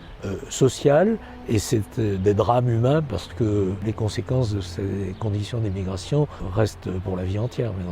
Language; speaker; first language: French; native; French